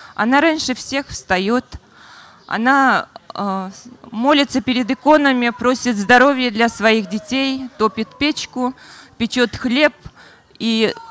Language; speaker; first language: Russian; non-native, local second language; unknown